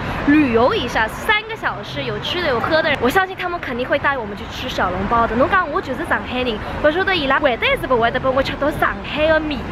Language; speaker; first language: Chinese; early bilingual, heritage; Chinese